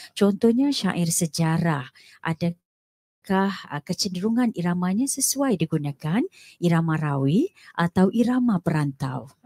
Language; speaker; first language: Malay; native; Malay